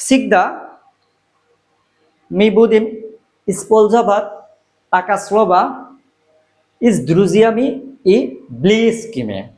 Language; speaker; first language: Russian; non-native, learner; Bangla